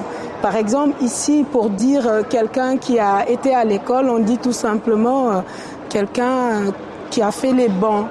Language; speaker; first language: French; non-native, local second language; Wolof